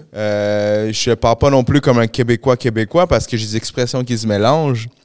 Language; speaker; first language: French; early bilingual, other home language; Spanish